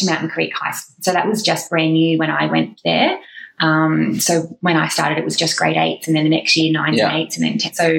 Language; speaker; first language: English; native; English